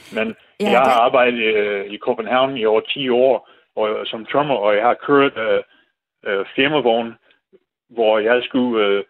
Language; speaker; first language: Danish; non-native, fluent; English